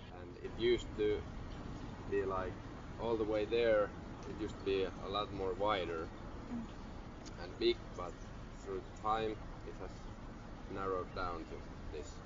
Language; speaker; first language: English; non-native, fluent; Finnish